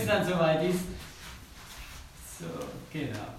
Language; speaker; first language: German; native; German